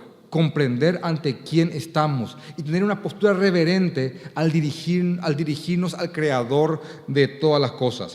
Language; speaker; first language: Spanish; native; Spanish